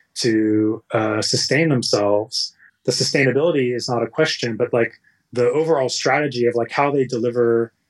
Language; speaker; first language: English; native; English